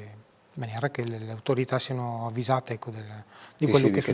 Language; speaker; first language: Italian; native; Italian